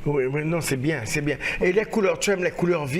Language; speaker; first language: French; non-native, local second language; Haitian Creole